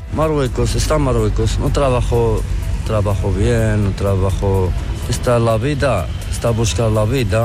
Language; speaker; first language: Spanish; non-native, learner; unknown